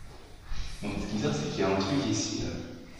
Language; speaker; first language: French; native; French